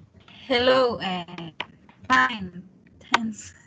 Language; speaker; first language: English; non-native, learner; Spanish